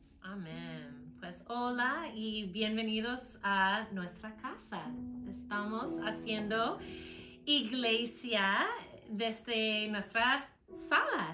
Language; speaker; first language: Spanish; non-native, fluent; English